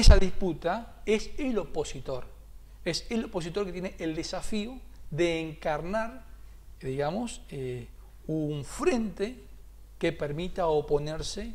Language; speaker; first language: Spanish; native; Spanish